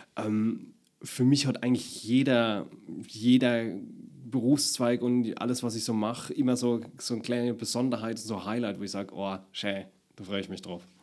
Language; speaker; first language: German; native; German